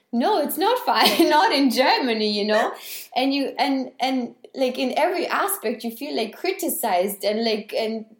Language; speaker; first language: English; non-native, fluent; Lithuanian